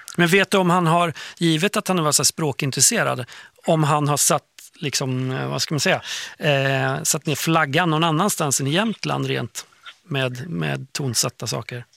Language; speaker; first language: Swedish; native; Swedish